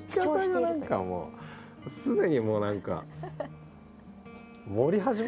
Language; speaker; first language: Japanese; native; Japanese